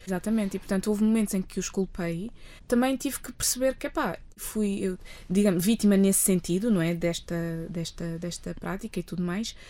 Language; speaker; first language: Portuguese; early bilingual, other home language; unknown